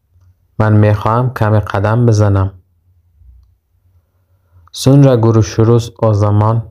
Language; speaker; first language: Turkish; non-native, fluent; Persian